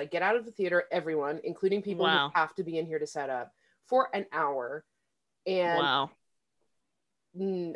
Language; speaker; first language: English; native; English